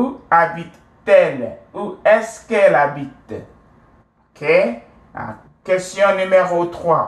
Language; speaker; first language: French; non-native, fluent; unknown